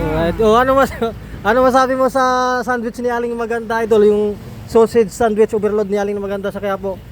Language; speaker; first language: Filipino; native; Filipino